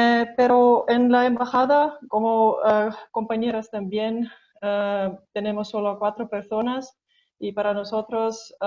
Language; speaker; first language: Spanish; non-native, fluent; Estonian